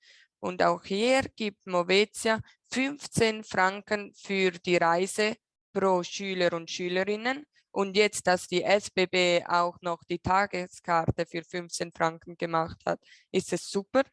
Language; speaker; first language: German; non-native, local second language; Italian